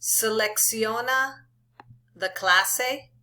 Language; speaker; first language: Spanish; non-native, local second language; English